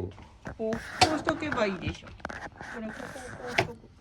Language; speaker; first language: Japanese; native; Japanese